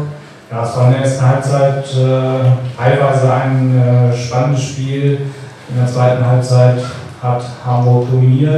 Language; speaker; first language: German; native; German